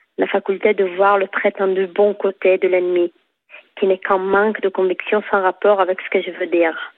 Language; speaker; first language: French; non-native, fluent; Hebrew